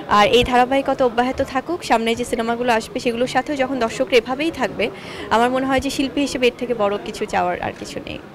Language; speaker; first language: Bangla; native; Bangla